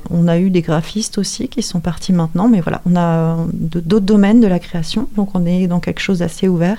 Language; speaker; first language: French; native; French